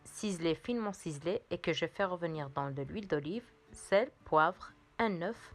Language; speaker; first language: French; non-native, local second language; Arabic